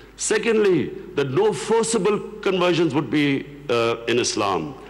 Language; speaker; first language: English; non-native, local second language; Urdu